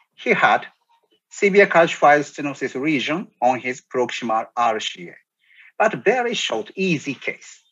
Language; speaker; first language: English; non-native, learner; Japanese